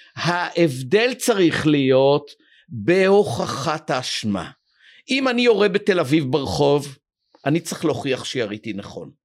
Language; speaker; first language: Hebrew; native; Hebrew